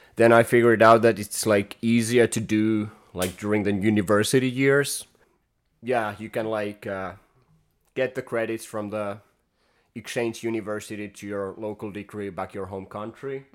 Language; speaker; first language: English; non-native, fluent; Finnish